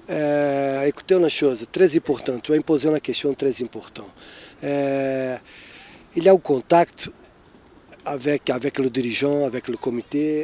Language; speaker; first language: French; non-native, fluent; Portuguese